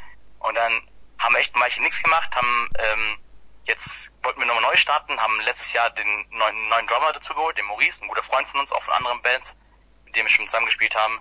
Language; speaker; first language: German; native; German